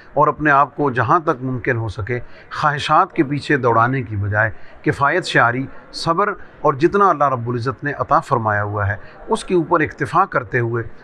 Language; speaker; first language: Urdu; non-native, local second language; Punjabi